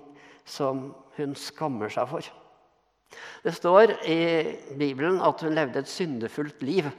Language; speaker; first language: Norwegian; native; Norwegian